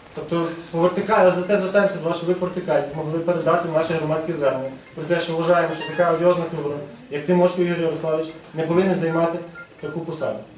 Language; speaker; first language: Ukrainian; native; Ukrainian